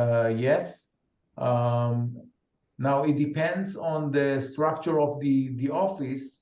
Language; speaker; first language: English; non-native, fluent; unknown